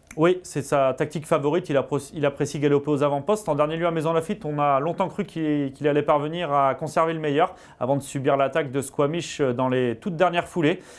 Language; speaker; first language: French; native; French